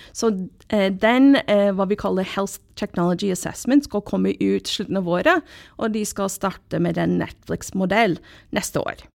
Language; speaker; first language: Norwegian; non-native, fluent; English